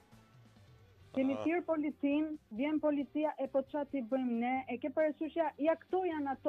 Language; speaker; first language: Albanian; native; Albanian